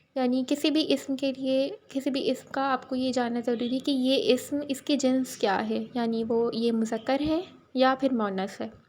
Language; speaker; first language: Urdu; native; Urdu